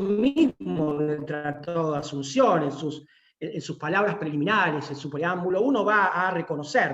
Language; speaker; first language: Spanish; native; Spanish